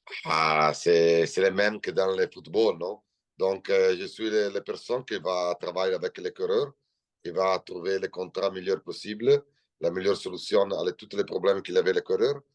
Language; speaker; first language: French; non-native, learner; Italian